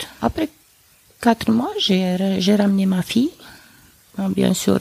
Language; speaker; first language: French; non-native, fluent; Romanian